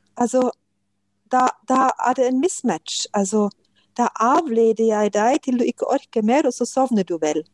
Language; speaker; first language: Norwegian; non-native, fluent; German